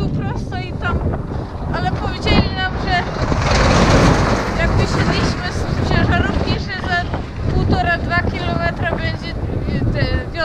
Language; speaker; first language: Polish; non-native, fluent; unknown